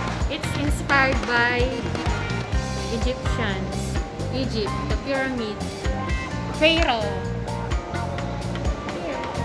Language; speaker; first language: English; non-native, local second language; Filipino